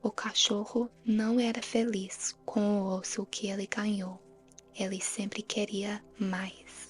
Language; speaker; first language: Portuguese; non-native, fluent; English